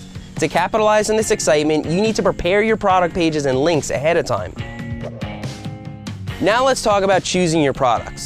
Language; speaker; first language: English; native; English